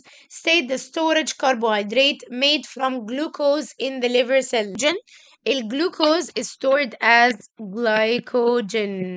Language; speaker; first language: English; non-native, local second language; Arabic